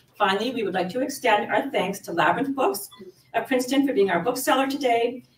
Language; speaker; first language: English; native; English